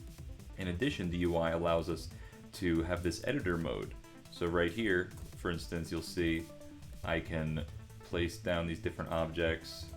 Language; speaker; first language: English; native; English